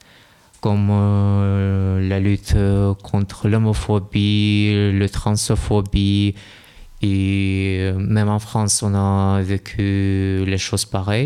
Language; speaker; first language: French; non-native, fluent; Russian